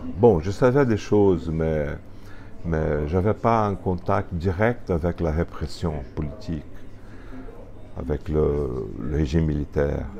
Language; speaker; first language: French; non-native, fluent; Portuguese